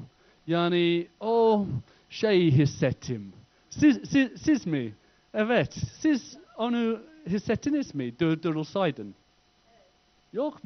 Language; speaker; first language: Turkish; non-native, fluent; English